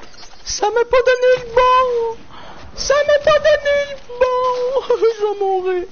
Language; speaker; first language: French; native; French